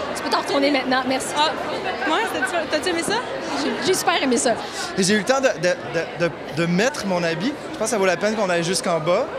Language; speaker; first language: French; native; French